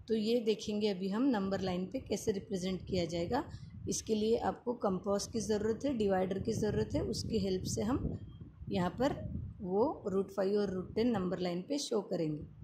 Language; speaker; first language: Hindi; non-native, local second language; Marathi